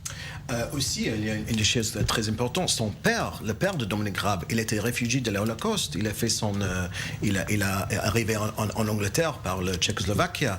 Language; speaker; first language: French; non-native, learner; English